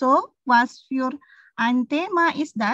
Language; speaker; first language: German; non-native, fluent; Indonesian